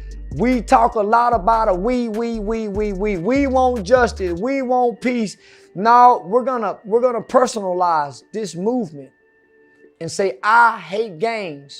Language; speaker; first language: English; native; English